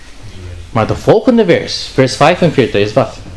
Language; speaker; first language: Dutch; non-native, learner; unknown